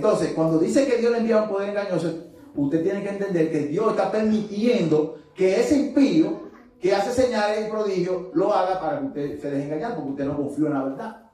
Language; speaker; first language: Spanish; native; Spanish